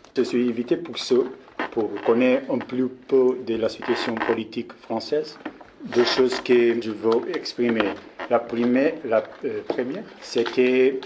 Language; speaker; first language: French; non-native, learner; Portuguese